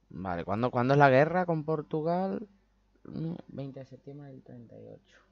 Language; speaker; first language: Spanish; native; Spanish